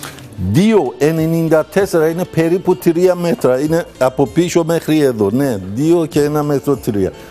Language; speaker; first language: Greek; non-native, learner; Persian